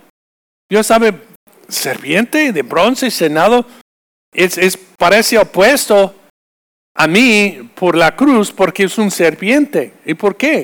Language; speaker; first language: Spanish; non-native, fluent; English